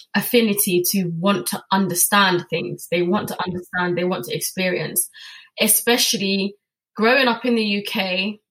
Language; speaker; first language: English; native; English